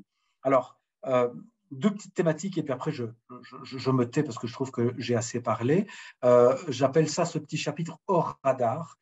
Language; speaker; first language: French; native; French